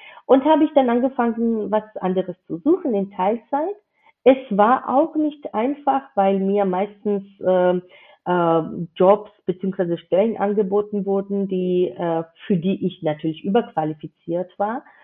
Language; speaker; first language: German; non-native, fluent; Georgian